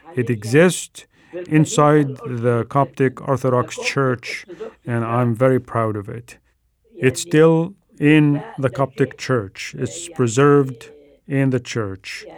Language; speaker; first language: English; non-native, fluent; Arabic